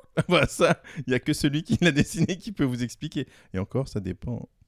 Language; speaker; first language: French; native; French